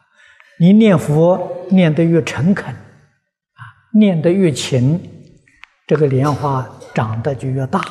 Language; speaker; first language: Chinese; native; Chinese